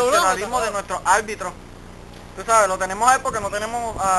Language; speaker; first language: Spanish; native; Spanish